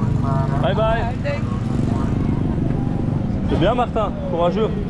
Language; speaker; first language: French; native; French